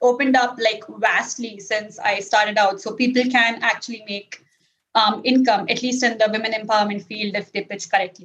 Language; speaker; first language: English; non-native, local second language; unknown